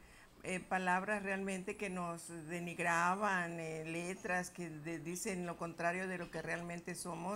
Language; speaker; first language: Spanish; native; Spanish